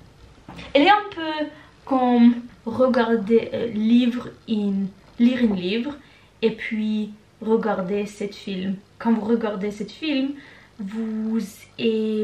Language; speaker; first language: French; non-native, learner; Norwegian